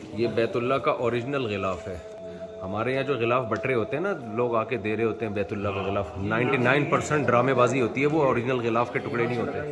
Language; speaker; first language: Urdu; native; Urdu